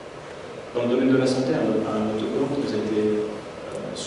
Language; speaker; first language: French; native; French